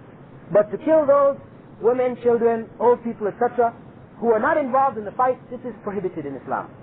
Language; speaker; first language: English; native; English